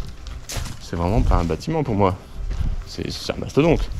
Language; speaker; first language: French; native; French